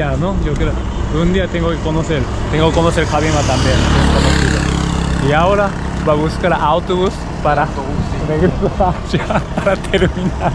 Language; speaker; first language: Spanish; non-native, learner; Japanese